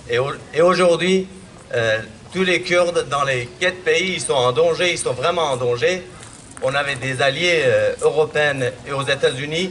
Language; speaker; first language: French; non-native, fluent; Kurdish